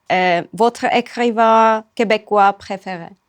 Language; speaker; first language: French; non-native, fluent; Czech